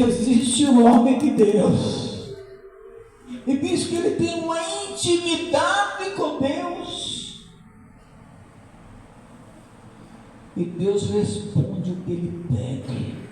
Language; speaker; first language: Portuguese; native; Portuguese